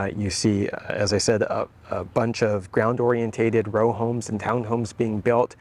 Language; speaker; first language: English; native; English